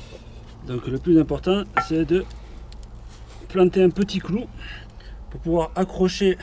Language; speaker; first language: French; native; French